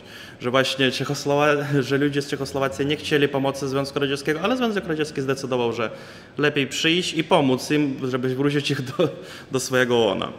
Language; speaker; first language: Polish; non-native, fluent; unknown